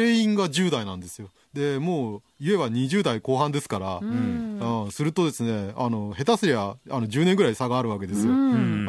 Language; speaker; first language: Japanese; native; Japanese